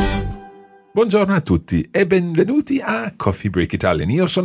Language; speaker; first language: Italian; non-native, fluent; English